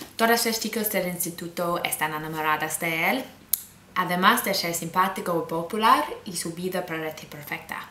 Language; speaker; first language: Spanish; non-native, learner; English